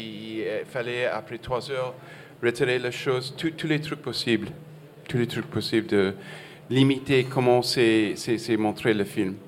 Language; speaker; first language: French; non-native, fluent; English